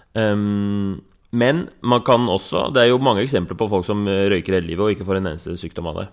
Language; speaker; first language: Norwegian; native; Norwegian